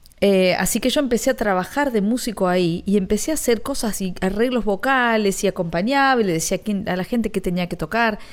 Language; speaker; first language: Spanish; native; Spanish